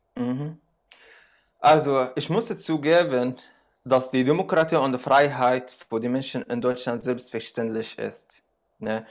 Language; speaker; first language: German; non-native, fluent; Arabic